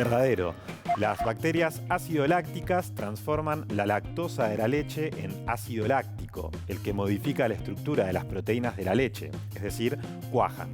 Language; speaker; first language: Spanish; native; Spanish